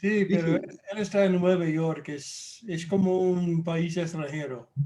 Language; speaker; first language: Spanish; non-native, fluent; English